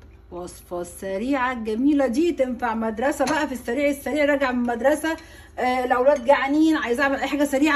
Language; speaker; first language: Arabic; native; Arabic